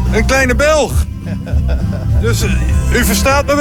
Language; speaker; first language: Dutch; native; Dutch